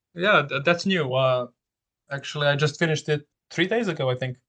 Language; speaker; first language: English; non-native, fluent; Serbian